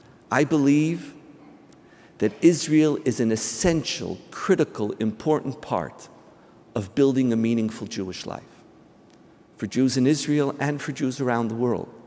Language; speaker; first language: English; native; English